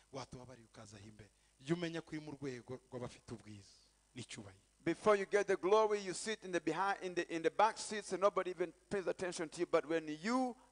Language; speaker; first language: English; non-native, fluent; Kinyarwanda